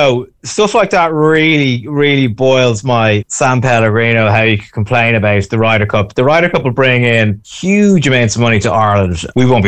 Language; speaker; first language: English; native; English